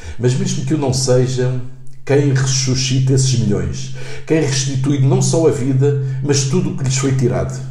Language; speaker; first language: Portuguese; native; Portuguese